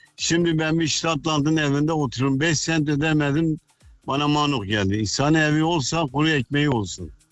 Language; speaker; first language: Turkish; native; Turkish